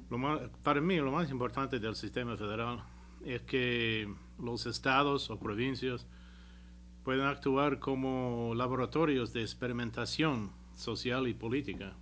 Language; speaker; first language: Spanish; non-native, fluent; English